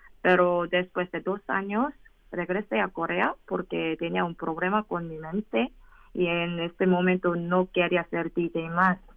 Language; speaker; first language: Spanish; non-native, learner; Korean